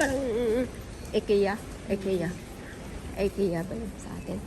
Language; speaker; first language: Filipino; native; Filipino